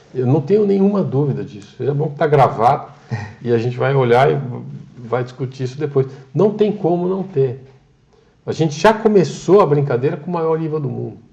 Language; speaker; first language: Portuguese; native; Portuguese